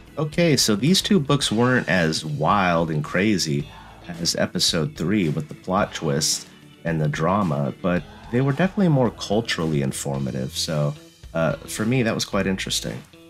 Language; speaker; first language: English; native; English